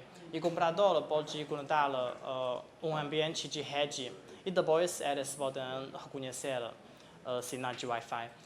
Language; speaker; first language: Portuguese; non-native, fluent; Chinese